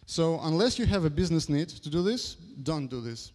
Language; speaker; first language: English; non-native, fluent; Russian